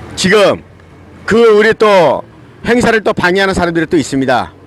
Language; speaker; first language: Korean; native; Korean